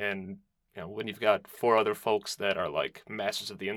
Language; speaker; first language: English; native; English